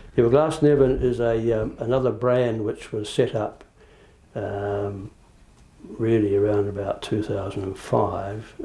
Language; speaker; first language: English; native; English